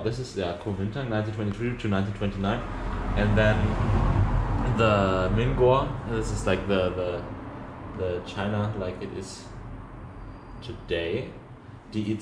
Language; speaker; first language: English; non-native, fluent; German